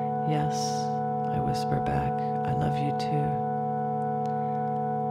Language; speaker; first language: English; native; English